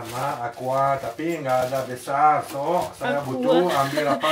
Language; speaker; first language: Indonesian; non-native, learner; French